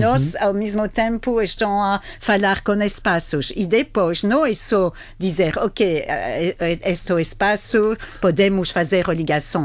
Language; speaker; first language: Portuguese; non-native, fluent; French